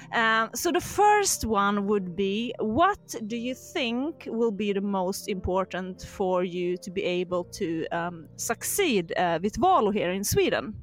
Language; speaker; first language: English; non-native, fluent; Swedish